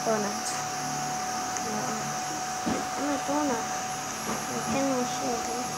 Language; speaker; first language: German; non-native, learner; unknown